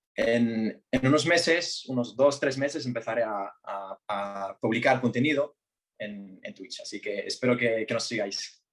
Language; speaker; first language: Spanish; early bilingual, other home language; Arabic